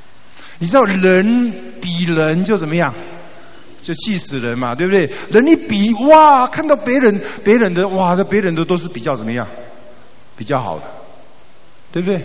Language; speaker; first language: Chinese; native; Chinese